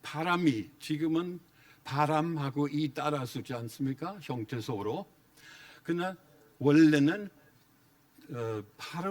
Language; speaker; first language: Korean; non-native, fluent; German